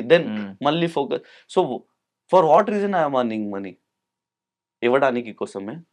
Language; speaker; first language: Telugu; non-native, local second language; Urdu